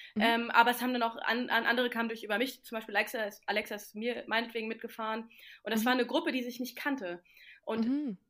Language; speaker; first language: German; native; German